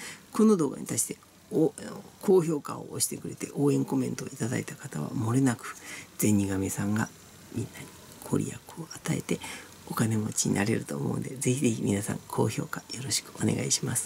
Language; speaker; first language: Japanese; native; Japanese